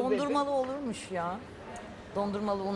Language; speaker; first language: Turkish; native; Turkish